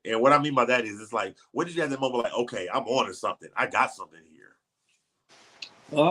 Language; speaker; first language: English; native; English